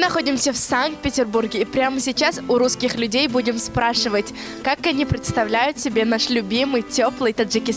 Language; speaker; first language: Russian; non-native, local second language; Tajik